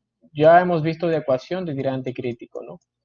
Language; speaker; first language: Spanish; native; Spanish